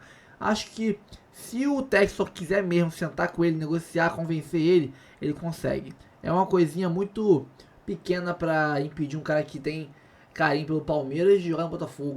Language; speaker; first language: Portuguese; native; Portuguese